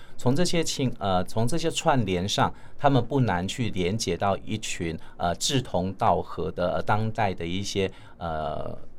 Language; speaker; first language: Chinese; native; Chinese